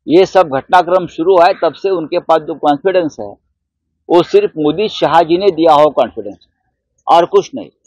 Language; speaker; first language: Hindi; non-native, local second language; Marathi